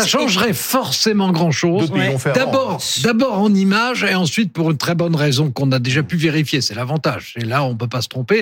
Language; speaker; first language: French; native; French